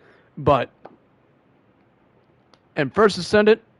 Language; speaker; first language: English; native; English